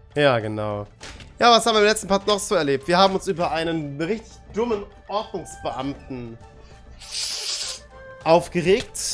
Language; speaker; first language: German; native; German